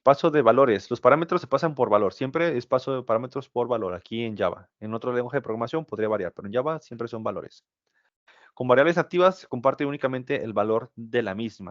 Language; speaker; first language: Spanish; native; Spanish